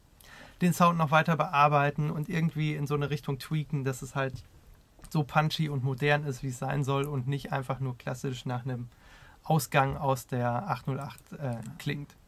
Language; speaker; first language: German; native; German